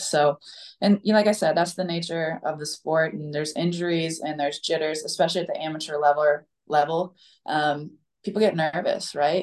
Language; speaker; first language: English; native; English